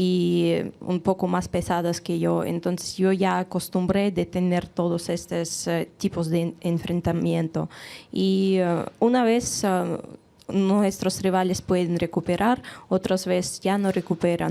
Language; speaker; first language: Spanish; non-native, fluent; Russian